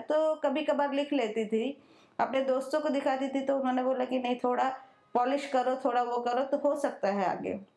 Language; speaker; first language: Hindi; non-native, local second language; Malayalam